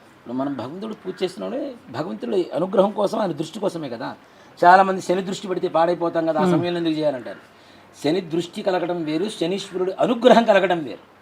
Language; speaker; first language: Telugu; native; Telugu